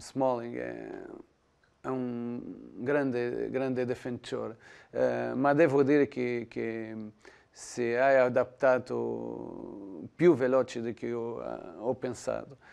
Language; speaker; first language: Italian; non-native, learner; Portuguese